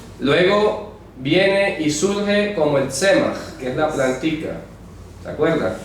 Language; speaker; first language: Spanish; native; Spanish